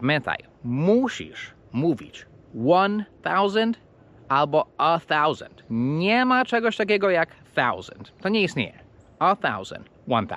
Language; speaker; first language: Polish; non-native, fluent; English